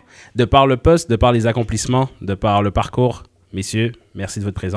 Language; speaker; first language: French; native; French